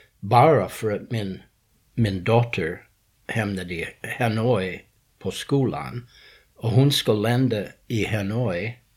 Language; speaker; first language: Swedish; non-native, fluent; English